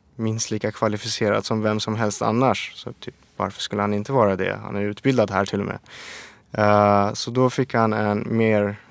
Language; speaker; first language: Swedish; early bilingual, other home language; Persian